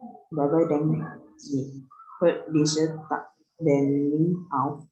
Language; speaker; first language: German; non-native, learner; Indonesian